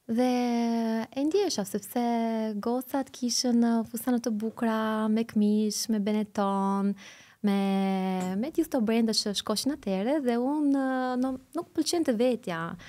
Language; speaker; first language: Albanian; early bilingual, heritage; Albanian